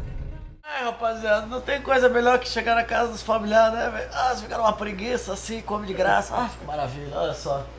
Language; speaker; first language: Portuguese; native; Portuguese